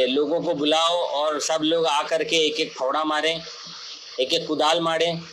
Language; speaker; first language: Urdu; native; Urdu